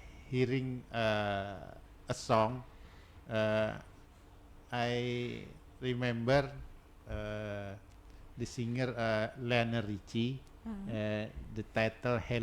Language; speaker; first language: English; non-native, learner; Indonesian